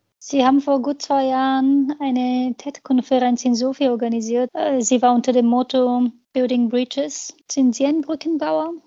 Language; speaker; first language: German; non-native, fluent; Bulgarian